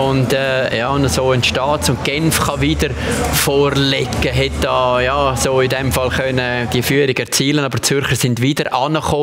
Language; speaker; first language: German; native; German